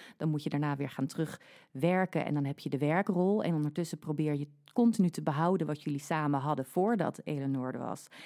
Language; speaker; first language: Dutch; native; Dutch